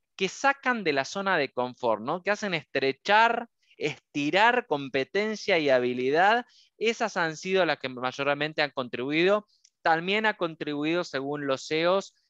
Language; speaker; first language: Spanish; native; Spanish